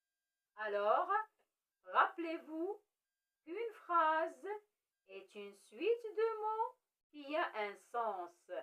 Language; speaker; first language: French; non-native, local second language; Arabic